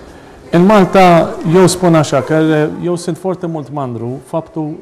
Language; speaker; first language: Romanian; non-native, learner; Maltese